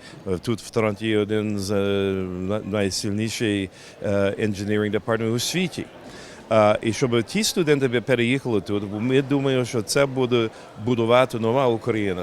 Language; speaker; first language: Ukrainian; early bilingual, heritage; Ukrainian